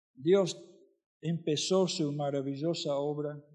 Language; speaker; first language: Spanish; non-native, fluent; English